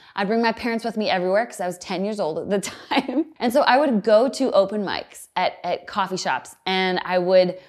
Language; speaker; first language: English; native; English